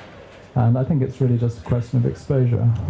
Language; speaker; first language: English; native; English